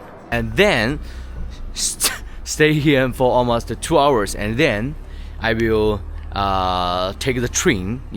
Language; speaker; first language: English; non-native, learner; Chinese